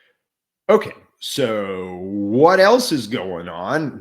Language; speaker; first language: English; native; English